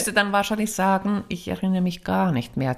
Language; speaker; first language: German; non-native, fluent; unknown